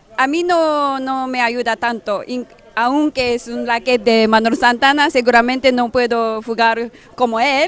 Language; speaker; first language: Spanish; non-native, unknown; Japanese